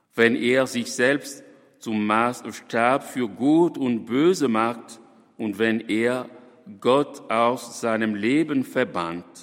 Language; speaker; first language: German; non-native, fluent; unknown